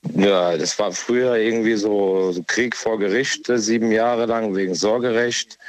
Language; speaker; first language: German; native; German